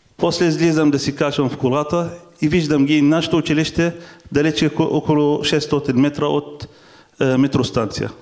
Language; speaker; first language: Bulgarian; non-native, fluent; Arabic